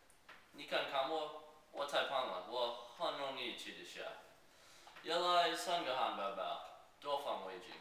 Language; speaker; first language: Chinese; non-native, learner; English